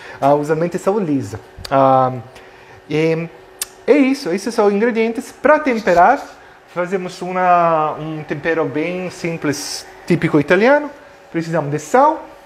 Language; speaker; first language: Portuguese; non-native, fluent; Italian